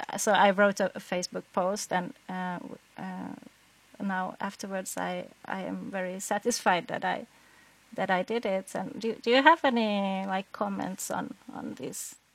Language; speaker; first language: English; non-native, fluent; Swedish